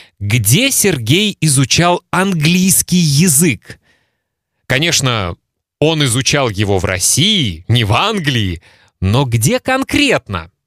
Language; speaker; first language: Russian; native; Russian